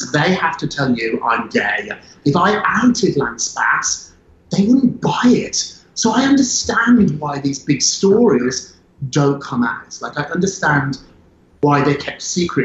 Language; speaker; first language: English; native; English